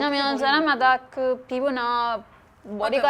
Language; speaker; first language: Korean; non-native, fluent; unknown